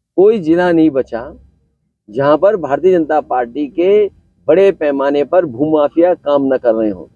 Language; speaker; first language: Hindi; native; Hindi